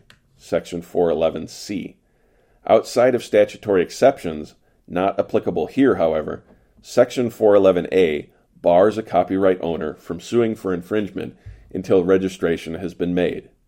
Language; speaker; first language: English; native; English